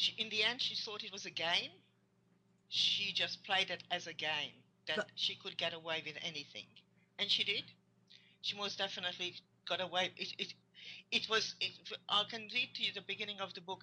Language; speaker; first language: English; non-native, fluent; Hungarian